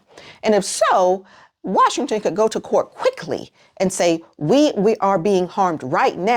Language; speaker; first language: English; native; English